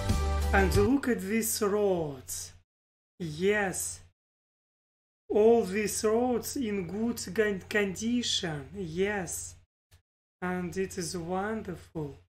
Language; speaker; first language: English; non-native, learner; Russian